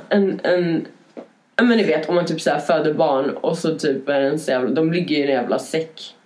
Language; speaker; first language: Swedish; native; Swedish